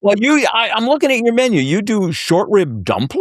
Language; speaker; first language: English; native; English